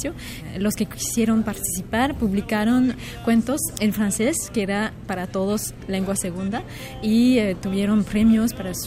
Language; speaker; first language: Spanish; non-native, fluent; French